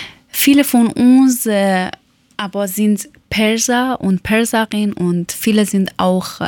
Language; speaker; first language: German; non-native, learner; Persian